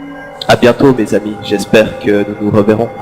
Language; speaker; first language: French; native; French